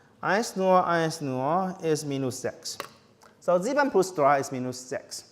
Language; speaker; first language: German; non-native, learner; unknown